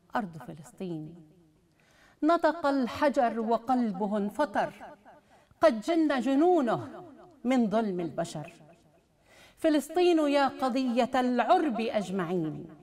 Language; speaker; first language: Arabic; native; Arabic